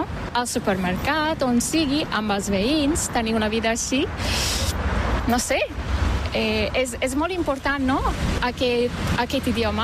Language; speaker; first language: Catalan; non-native, fluent; Turkish